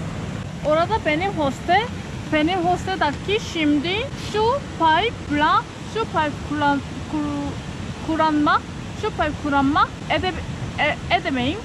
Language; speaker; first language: Turkish; non-native, learner; Nepali